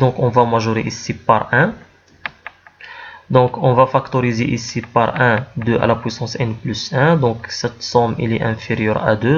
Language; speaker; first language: French; non-native, local second language; Arabic